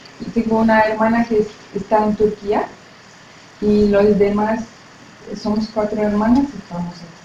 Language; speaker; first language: Spanish; non-native, learner; Arabic